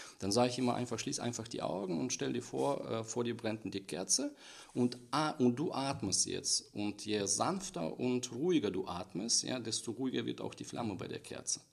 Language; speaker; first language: German; non-native, fluent; Russian